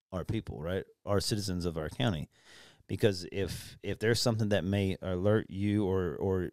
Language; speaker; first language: English; native; English